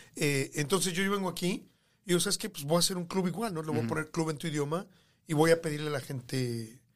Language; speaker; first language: Spanish; native; Spanish